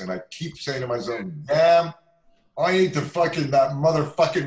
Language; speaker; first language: English; non-native, fluent; French